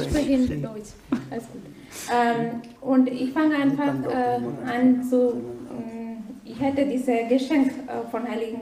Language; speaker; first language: German; non-native, learner; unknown